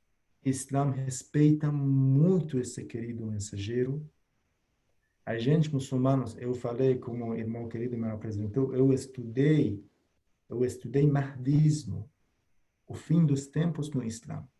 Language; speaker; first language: Portuguese; non-native, fluent; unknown